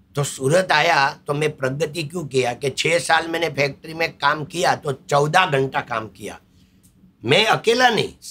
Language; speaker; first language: Hindi; non-native, local second language; Gujarati